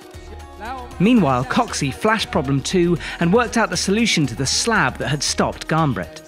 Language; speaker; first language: English; native; English